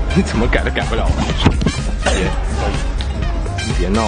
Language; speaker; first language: Chinese; native; Chinese